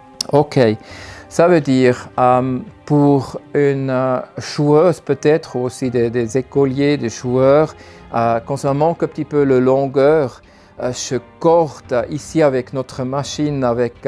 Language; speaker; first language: French; non-native, learner; German